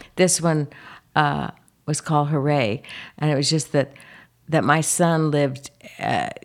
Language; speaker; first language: English; native; English